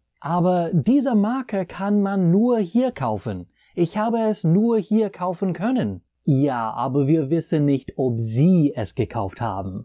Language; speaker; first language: German; non-native, fluent; English